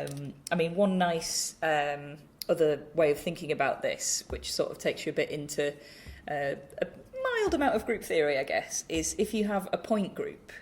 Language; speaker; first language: English; native; English